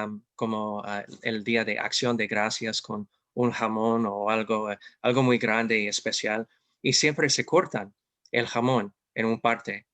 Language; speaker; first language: Spanish; non-native, fluent; English